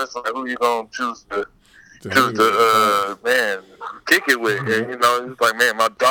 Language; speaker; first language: English; native; English